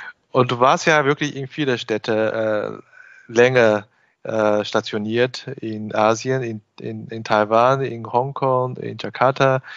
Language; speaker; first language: German; non-native, fluent; Chinese